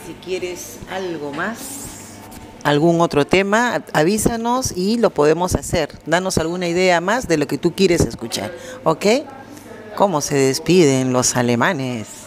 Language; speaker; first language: Spanish; native; Spanish